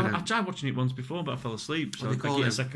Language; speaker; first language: English; native; English